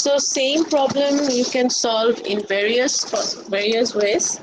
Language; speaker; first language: English; non-native, local second language; Bangla